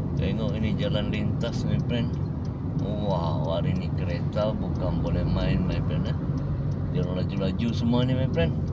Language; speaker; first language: Malay; native; Malay